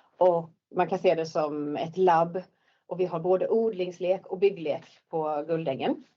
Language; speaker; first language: Swedish; native; Swedish